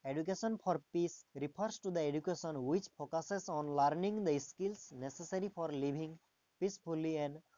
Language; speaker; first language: English; non-native, local second language; Assamese